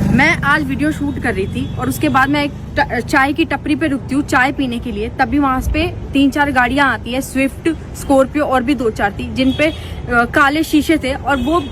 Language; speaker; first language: Hindi; native; Hindi